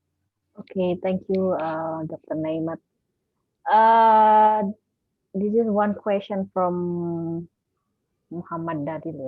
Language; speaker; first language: English; non-native, learner; Indonesian